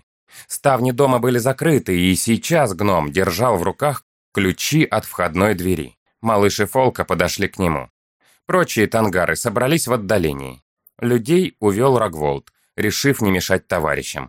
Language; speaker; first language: Russian; native; Russian